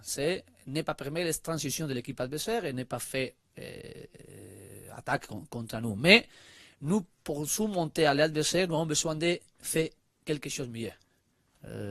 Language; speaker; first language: French; non-native, learner; Spanish